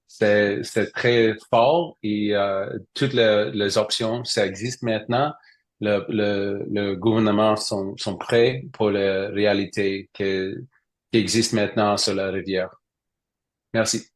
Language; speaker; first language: French; non-native, learner; English